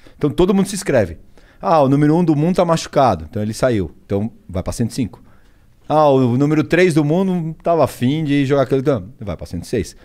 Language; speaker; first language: Portuguese; early bilingual, other home language; Spanish